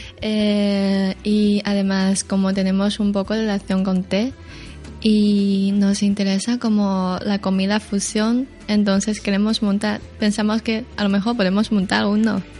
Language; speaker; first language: Spanish; non-native, learner; Chinese